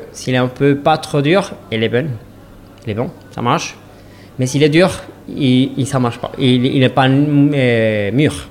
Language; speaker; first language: French; non-native, learner; Spanish